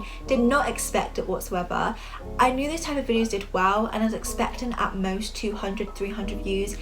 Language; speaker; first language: English; native; English